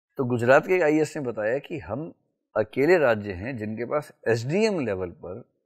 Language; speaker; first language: Hindi; native; Hindi